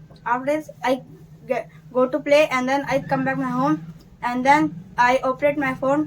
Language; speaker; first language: English; non-native, learner; Hindi